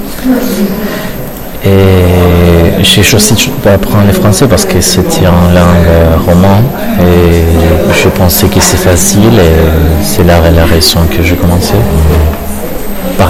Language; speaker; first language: French; non-native, learner; Spanish